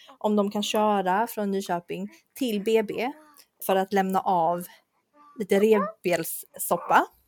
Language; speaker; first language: Swedish; native; Swedish